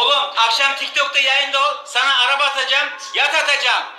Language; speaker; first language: Turkish; native; Turkish